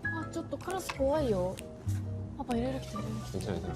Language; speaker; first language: Korean; non-native, fluent; Japanese